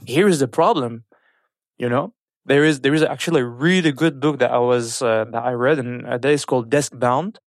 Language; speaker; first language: English; non-native, fluent; French